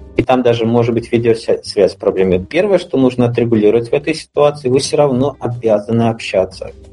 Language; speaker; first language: Russian; native; Russian